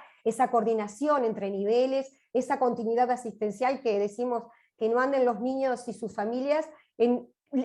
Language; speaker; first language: Spanish; native; Spanish